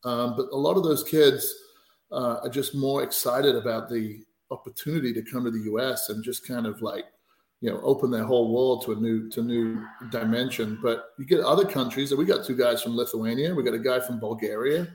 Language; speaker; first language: English; native; English